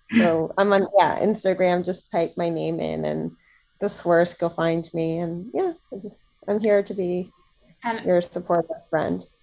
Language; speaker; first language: English; native; English